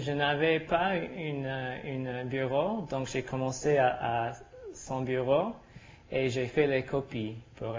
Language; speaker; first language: French; non-native, learner; English